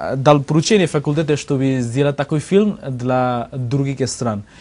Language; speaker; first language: Russian; non-native, learner; Bangla